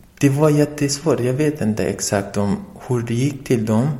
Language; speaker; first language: Swedish; non-native, learner; Persian